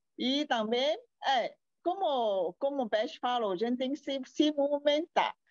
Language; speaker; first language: Portuguese; non-native, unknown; Chinese